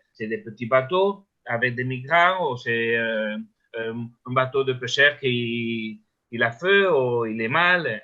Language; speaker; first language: French; non-native, learner; Spanish